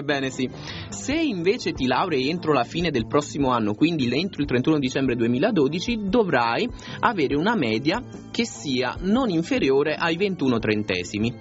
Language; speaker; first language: Italian; native; Italian